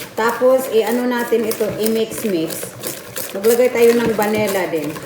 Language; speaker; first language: Filipino; non-native, local second language; Cebuano